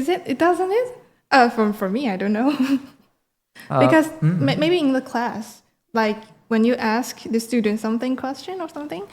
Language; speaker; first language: English; non-native, learner; Chinese